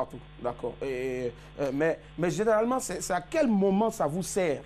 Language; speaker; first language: French; native; French